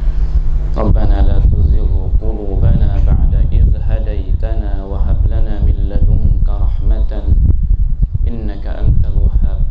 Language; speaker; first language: Malay; native; Malay